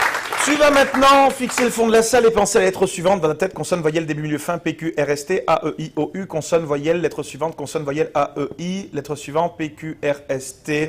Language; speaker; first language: French; native; French